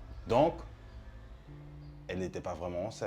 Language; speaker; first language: French; native; French